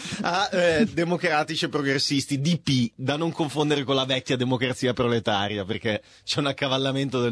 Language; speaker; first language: Italian; native; Italian